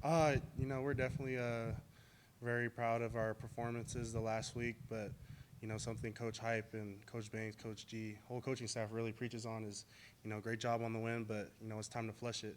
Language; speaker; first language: English; native; English